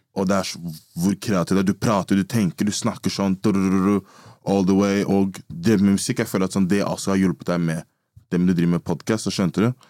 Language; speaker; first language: Norwegian; early bilingual, other home language; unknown